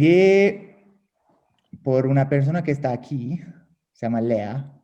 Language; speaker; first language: Spanish; non-native, fluent; Hungarian